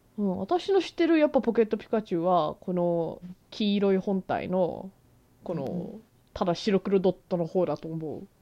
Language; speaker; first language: Japanese; native; Japanese